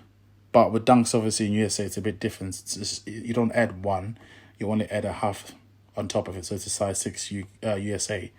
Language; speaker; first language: English; native; English